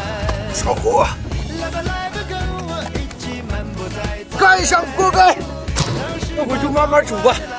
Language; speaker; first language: Chinese; native; Chinese